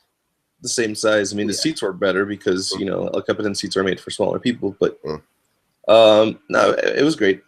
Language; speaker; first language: English; native; English